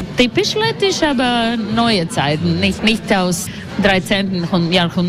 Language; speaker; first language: German; non-native, fluent; Latvian